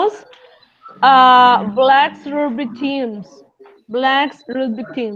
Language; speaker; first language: English; non-native, learner; Spanish